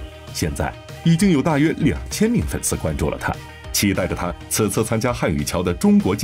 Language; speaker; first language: Chinese; native; Chinese